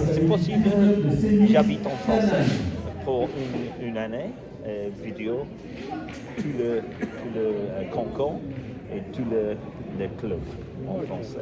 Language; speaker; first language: French; non-native, learner; English